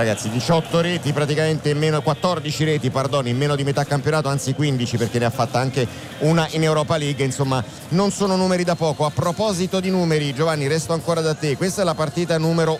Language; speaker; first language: Italian; native; Italian